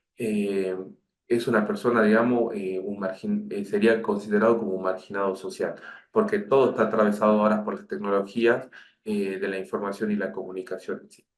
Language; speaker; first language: Spanish; native; Spanish